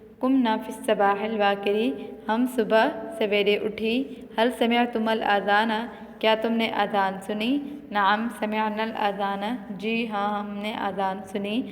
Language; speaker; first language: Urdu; non-native, local second language; Pashto